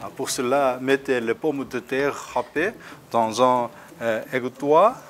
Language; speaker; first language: French; non-native, fluent; Korean